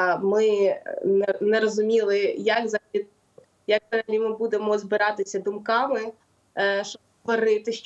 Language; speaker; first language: Ukrainian; non-native, local second language; Russian